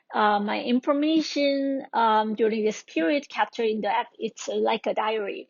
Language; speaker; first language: English; non-native, fluent; Korean